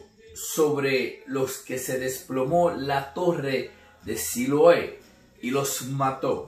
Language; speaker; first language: Spanish; native; Spanish